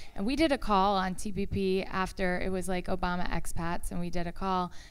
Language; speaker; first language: English; native; English